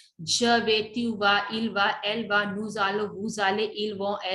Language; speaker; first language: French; non-native, learner; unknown